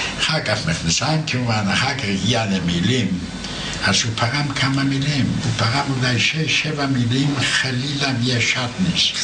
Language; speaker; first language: Hebrew; non-native, fluent; Yiddish